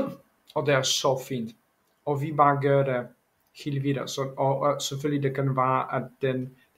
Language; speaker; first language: Danish; non-native, learner; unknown